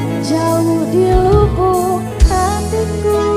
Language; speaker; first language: Indonesian; native; Indonesian